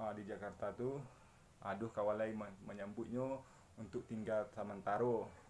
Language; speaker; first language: Malay; non-native, local second language; Minangkabau